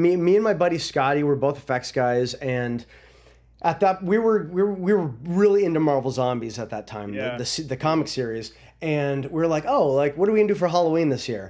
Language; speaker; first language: English; native; English